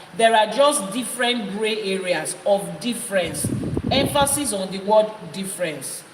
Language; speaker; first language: English; non-native, local second language; Yoruba